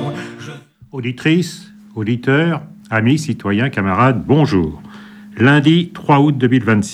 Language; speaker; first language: French; native; French